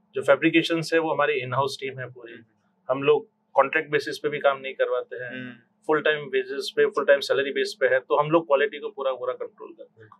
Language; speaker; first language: Hindi; native; Hindi